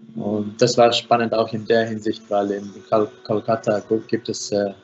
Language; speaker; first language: German; non-native, fluent; Finnish